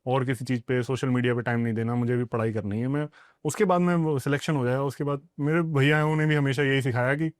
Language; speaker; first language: Hindi; non-native, local second language; Punjabi